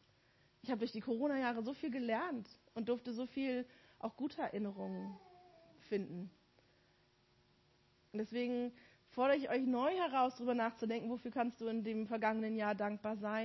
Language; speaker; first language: German; native; German